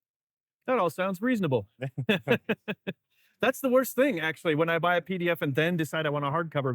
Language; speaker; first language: English; native; English